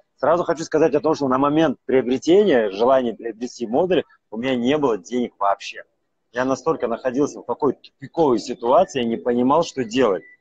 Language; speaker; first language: Russian; native; Russian